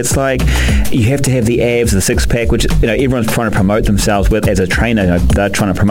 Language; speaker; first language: English; native; English